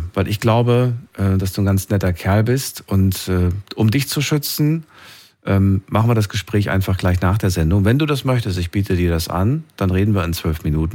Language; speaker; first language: German; native; German